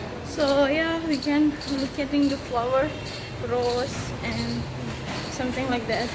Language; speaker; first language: English; non-native, learner; Indonesian